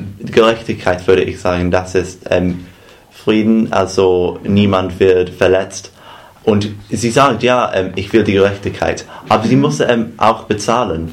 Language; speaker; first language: German; non-native, fluent; English